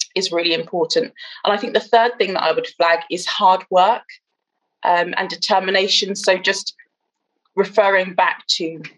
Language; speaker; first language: English; native; English